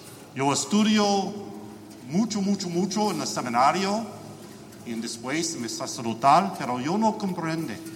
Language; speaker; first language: Spanish; non-native, learner; English